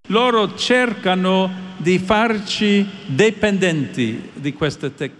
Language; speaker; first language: Italian; non-native, fluent; English